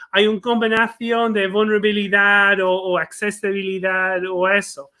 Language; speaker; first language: Spanish; non-native, fluent; English